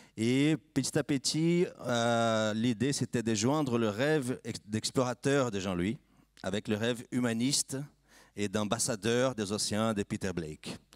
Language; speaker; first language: French; non-native, fluent; Portuguese